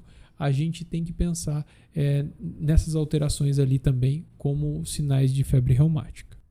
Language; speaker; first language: Portuguese; native; Portuguese